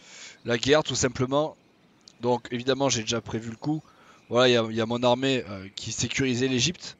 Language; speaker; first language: French; native; French